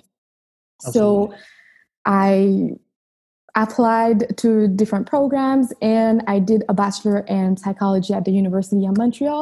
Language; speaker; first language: English; non-native, fluent; Haitian Creole